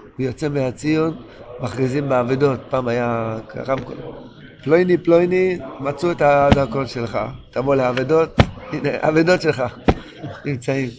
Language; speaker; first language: Hebrew; non-native, local second language; Yiddish